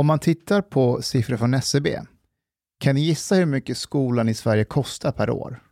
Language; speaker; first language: Swedish; native; Swedish